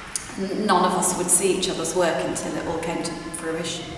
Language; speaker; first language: English; native; English